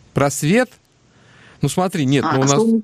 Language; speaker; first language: Russian; native; Russian